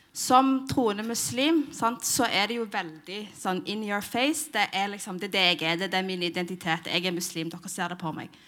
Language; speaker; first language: Norwegian; early bilingual, other home language; Somali